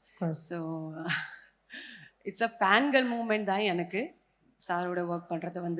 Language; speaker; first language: Tamil; non-native, fluent; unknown